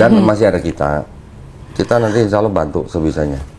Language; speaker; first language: Indonesian; native; Indonesian